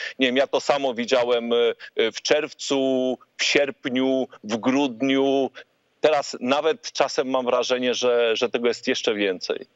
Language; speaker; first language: Polish; native; Polish